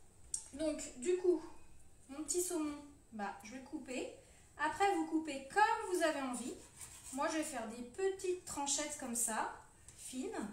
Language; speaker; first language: French; native; French